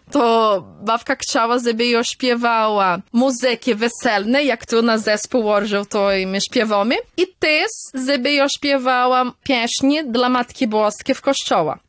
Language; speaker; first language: Polish; early bilingual, heritage; Polish